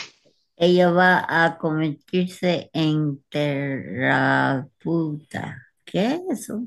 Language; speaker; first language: Spanish; non-native, learner; English